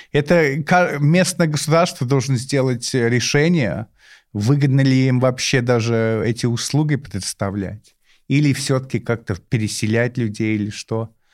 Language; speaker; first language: Russian; non-native, fluent; English